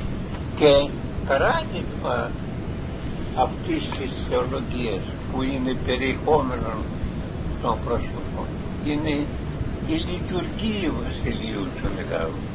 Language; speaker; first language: Greek; non-native, learner; Russian